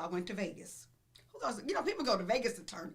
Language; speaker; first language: English; native; English